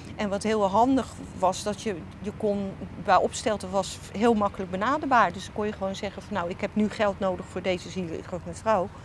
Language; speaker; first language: Dutch; native; Dutch